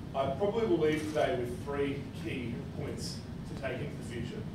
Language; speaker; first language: English; native; English